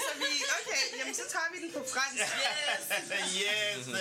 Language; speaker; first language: Danish; early bilingual, other home language; French